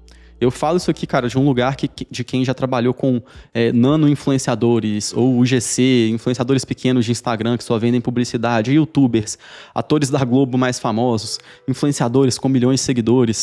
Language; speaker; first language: Portuguese; native; Portuguese